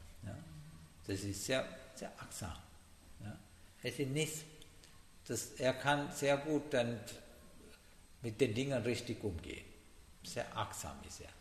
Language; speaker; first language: German; non-native, learner; Sinhala